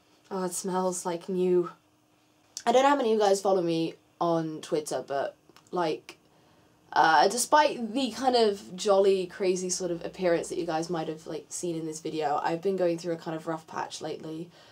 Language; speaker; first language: English; native; English